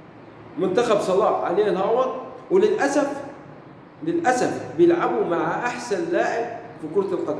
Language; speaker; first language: Arabic; native; Arabic